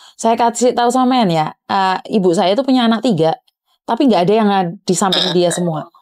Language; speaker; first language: Indonesian; non-native, local second language; Javanese